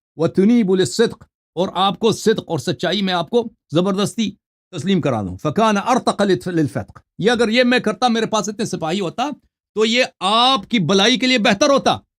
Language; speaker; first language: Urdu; non-native, fluent; Persian